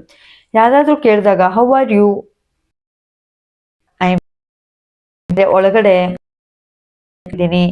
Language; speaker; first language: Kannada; native; Kannada